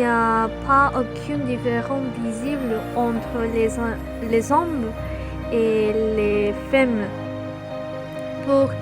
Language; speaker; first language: French; non-native, learner; Spanish